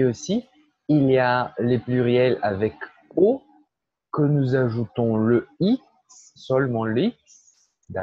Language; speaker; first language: French; non-native, fluent; Portuguese